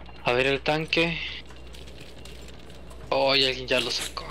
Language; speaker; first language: Spanish; native; Spanish